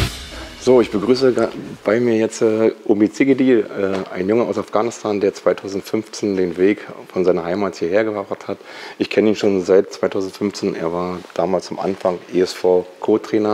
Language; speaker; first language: German; native; German